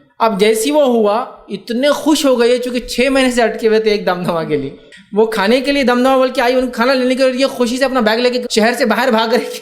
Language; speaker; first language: Urdu; native; Urdu